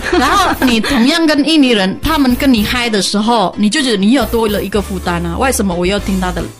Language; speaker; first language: Chinese; non-native, fluent; Indonesian